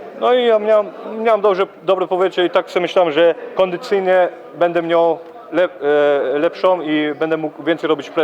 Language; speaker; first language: Polish; early bilingual, heritage; Polish